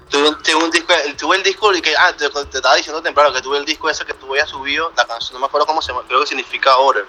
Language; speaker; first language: Spanish; native; Spanish